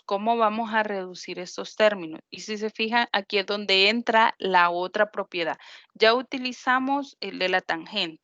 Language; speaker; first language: Spanish; native; Spanish